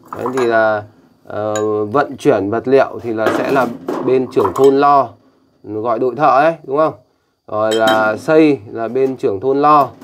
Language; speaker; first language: Vietnamese; native; Vietnamese